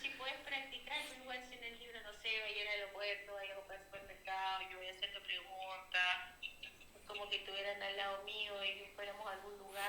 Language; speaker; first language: Spanish; native; Spanish